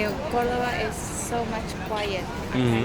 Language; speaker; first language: English; non-native, learner; Spanish